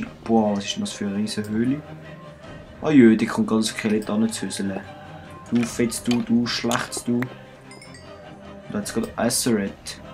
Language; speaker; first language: German; native; German